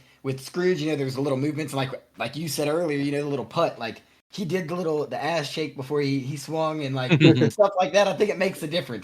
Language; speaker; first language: English; native; English